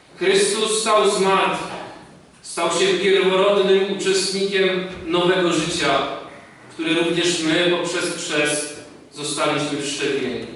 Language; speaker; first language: Polish; native; Polish